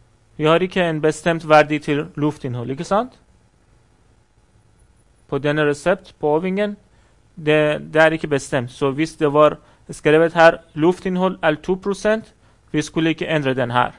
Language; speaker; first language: Norwegian; non-native, fluent; Persian